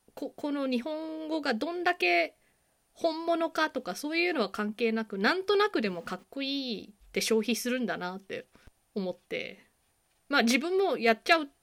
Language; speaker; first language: Japanese; native; Japanese